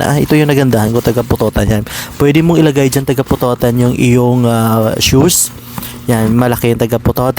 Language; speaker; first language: Filipino; non-native, local second language; Hiligaynon